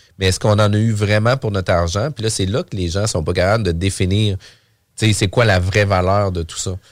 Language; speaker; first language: French; native; French